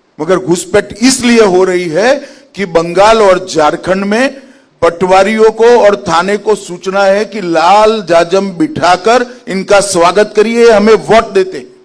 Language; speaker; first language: Hindi; non-native, local second language; Gujarati